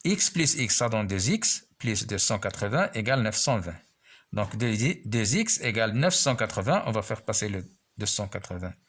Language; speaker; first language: French; non-native, local second language; Arabic